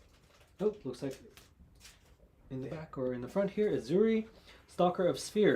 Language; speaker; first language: English; native; English